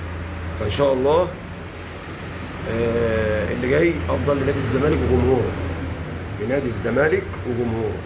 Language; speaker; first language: Arabic; native; Arabic